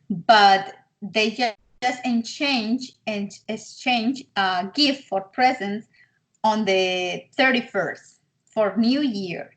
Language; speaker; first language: English; non-native, learner; Spanish